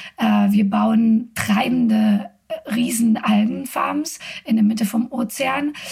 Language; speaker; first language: German; non-native, fluent; Spanish